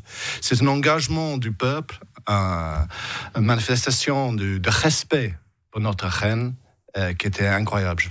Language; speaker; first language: French; non-native, fluent; English